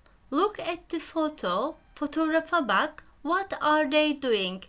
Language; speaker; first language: English; non-native, fluent; Turkish